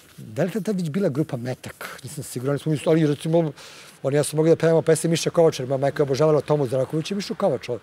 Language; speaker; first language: Serbian; native; Serbian